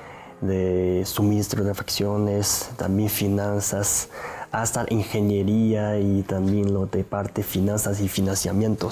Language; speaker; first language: Spanish; non-native, learner; Chinese